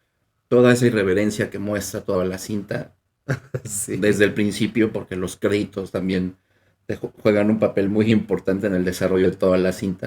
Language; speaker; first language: Spanish; native; Spanish